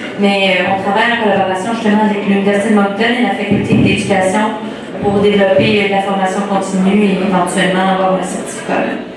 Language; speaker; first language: French; native; French